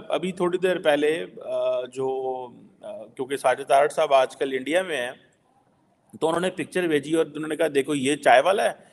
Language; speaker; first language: Urdu; native; Urdu